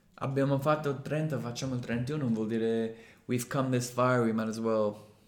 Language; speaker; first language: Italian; non-native, fluent; English